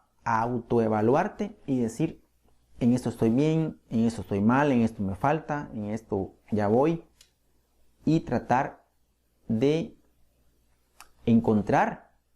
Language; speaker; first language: Spanish; native; Spanish